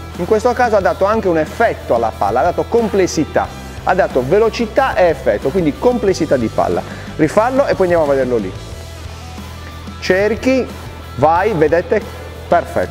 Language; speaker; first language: Italian; native; Italian